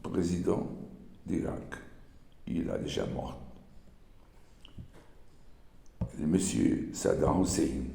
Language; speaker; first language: French; non-native, learner; Portuguese